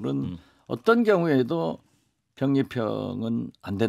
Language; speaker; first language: Korean; native; Korean